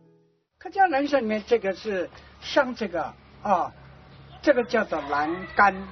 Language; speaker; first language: Chinese; native; Chinese